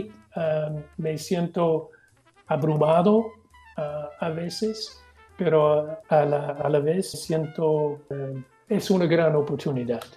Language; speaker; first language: Spanish; non-native, fluent; English